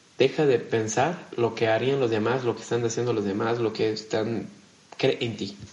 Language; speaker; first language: Spanish; non-native, fluent; Portuguese